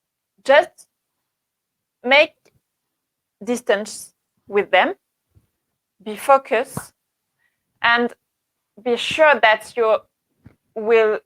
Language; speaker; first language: English; non-native, learner; French